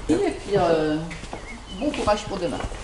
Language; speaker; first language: French; native; French